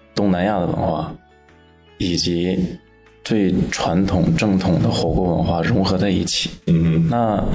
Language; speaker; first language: Chinese; native; Chinese